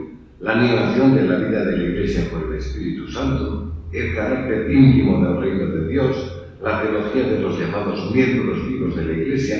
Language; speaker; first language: Spanish; native; Spanish